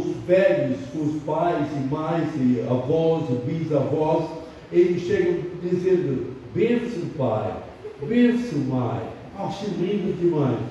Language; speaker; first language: Portuguese; non-native, fluent; English